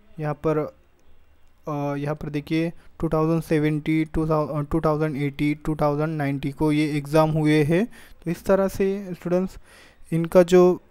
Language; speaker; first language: Hindi; native; Hindi